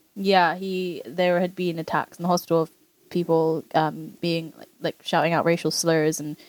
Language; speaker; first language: English; native; English